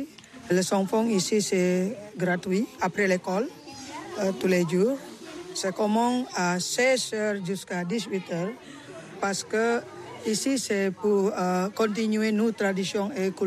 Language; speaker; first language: French; non-native, learner; Balinese